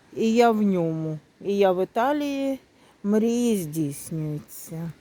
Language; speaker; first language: Ukrainian; native; Ukrainian